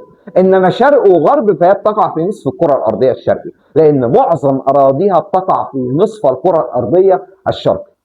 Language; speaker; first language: Arabic; native; Arabic